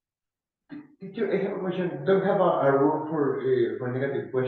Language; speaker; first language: English; non-native, learner; Spanish